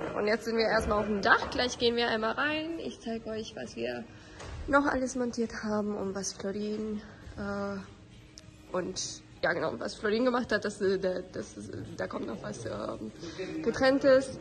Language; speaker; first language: German; native; German